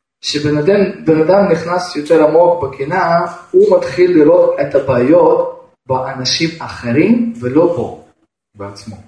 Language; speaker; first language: Hebrew; non-native, fluent; Russian